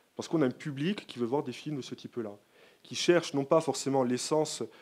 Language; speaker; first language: French; native; French